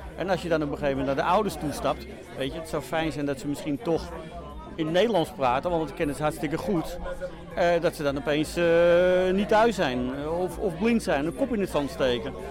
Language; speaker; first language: Dutch; native; Dutch